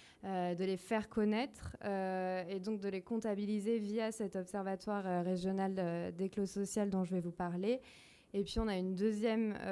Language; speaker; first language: French; native; French